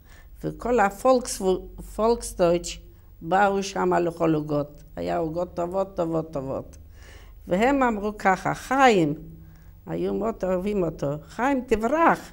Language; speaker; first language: Hebrew; non-native, learner; Yiddish